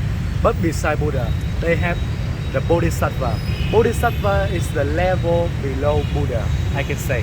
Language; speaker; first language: English; non-native, learner; Vietnamese